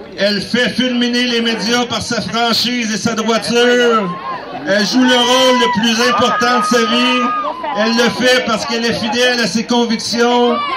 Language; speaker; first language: French; native; French